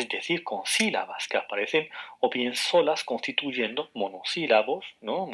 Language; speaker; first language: Spanish; non-native, fluent; Arabic